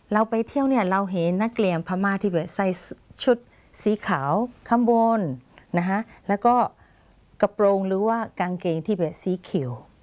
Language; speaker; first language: Thai; non-native, fluent; Burmese